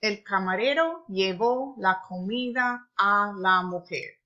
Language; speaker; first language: Spanish; non-native, fluent; English